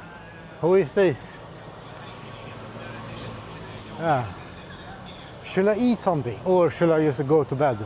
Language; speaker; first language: English; non-native, fluent; Swedish